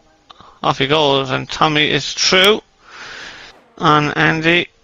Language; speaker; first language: English; native; English